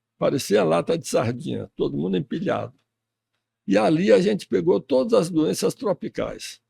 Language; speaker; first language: Portuguese; early bilingual, other home language; Russian